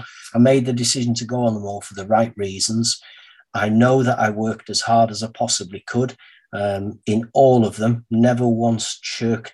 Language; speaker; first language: English; native; English